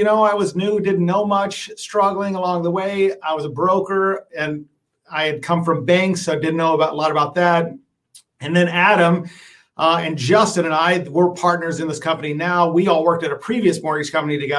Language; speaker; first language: English; native; English